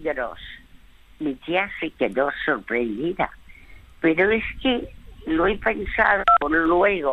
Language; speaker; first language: Spanish; early bilingual, other home language; French